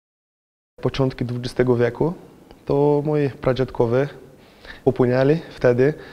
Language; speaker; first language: Polish; non-native, fluent; Portuguese